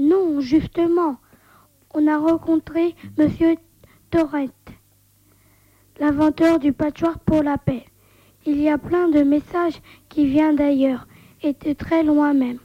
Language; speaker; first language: French; native; French